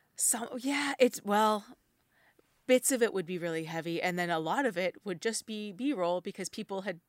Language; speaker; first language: English; native; English